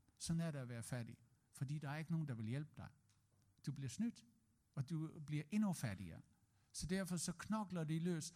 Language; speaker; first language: Danish; native; Danish